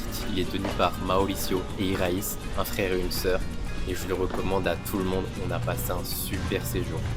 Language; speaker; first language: French; native; French